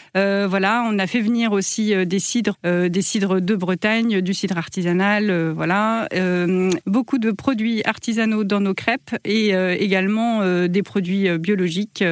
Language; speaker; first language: French; native; French